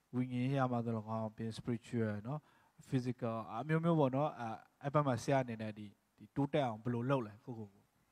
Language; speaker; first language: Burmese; non-native, local second language; Tedim Chin